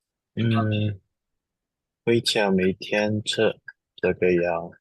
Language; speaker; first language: Chinese; non-native, learner; Indonesian